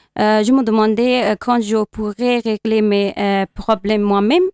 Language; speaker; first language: French; non-native, learner; Persian